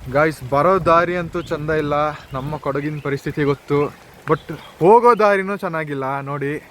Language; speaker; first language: Kannada; non-native, local second language; Kodava